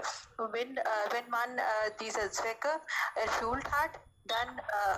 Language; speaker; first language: German; non-native, learner; Hindi